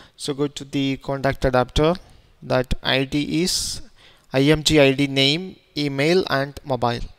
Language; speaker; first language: English; non-native, local second language; Malayalam